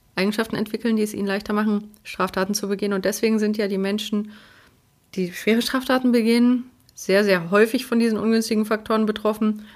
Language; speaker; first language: German; early bilingual, other home language; Polish